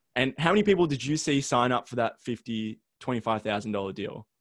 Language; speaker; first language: English; early bilingual, other home language; Ukrainian